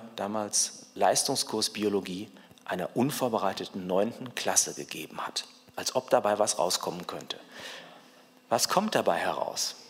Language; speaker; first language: German; native; German